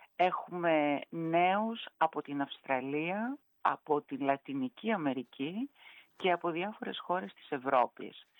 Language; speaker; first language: Greek; native; Greek